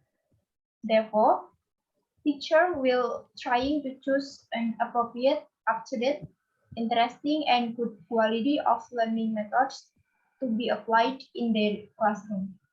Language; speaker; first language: English; non-native, fluent; Indonesian